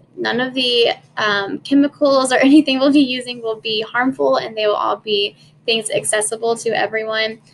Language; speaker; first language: English; native; English